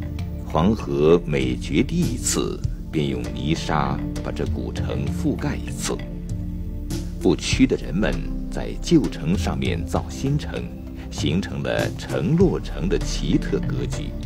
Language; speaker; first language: Chinese; native; Chinese